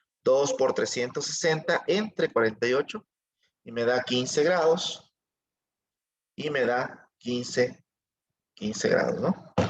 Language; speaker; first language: Spanish; native; Spanish